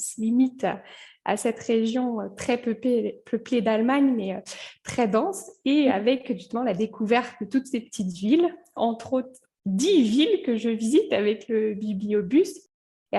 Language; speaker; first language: French; native; French